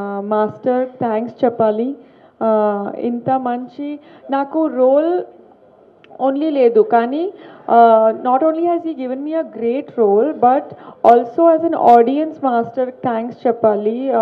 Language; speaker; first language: Telugu; non-native, learner; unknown